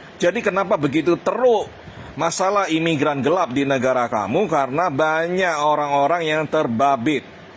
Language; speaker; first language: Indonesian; native; Indonesian